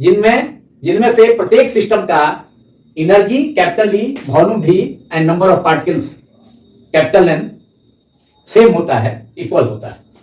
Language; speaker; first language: Hindi; native; Hindi